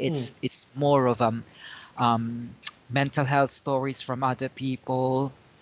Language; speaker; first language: English; non-native, local second language; Filipino